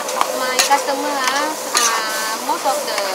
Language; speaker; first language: English; non-native, local second language; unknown